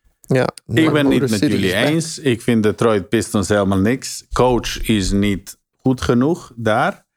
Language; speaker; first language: Dutch; non-native, fluent; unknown